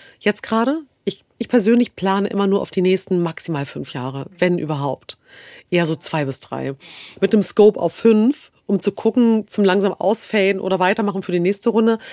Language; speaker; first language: German; early bilingual, other home language; Kurdish